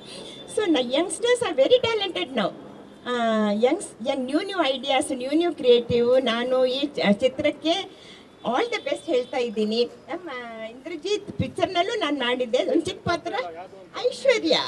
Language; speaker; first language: Kannada; non-native, local second language; Malayalam